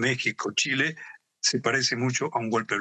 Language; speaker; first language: Spanish; native; Spanish